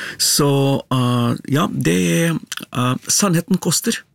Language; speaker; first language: Norwegian; non-native, learner; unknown